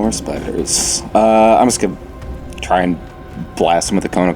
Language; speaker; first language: English; native; English